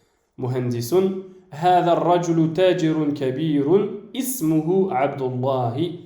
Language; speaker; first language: Arabic; non-native, fluent; French